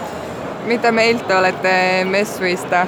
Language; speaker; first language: Finnish; non-native, learner; Estonian